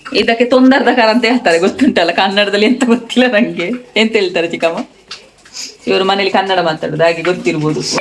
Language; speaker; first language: Kannada; native; Kannada